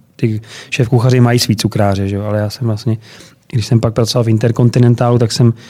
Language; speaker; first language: Czech; native; Czech